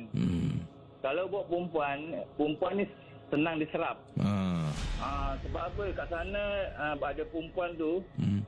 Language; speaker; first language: Malay; native; Malay